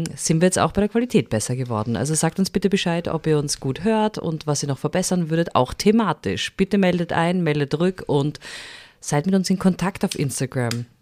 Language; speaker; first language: German; native; German